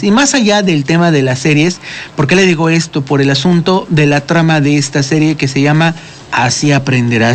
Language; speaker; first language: Spanish; native; Spanish